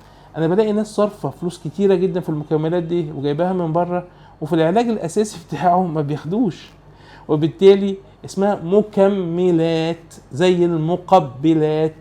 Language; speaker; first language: Arabic; native; Arabic